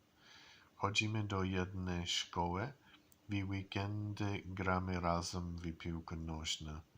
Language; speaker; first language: Polish; non-native, learner; English